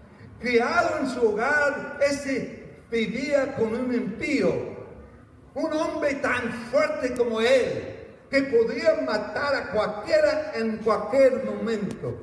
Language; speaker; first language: Spanish; non-native, fluent; English